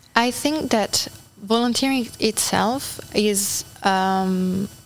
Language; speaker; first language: English; non-native, fluent; Italian